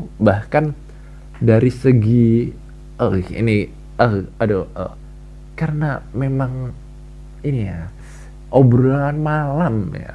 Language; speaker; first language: Indonesian; native; Indonesian